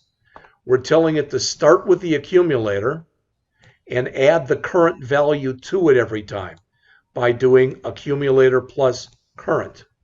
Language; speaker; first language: English; native; English